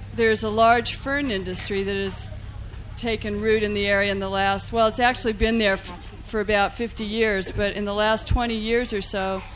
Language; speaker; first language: English; native; English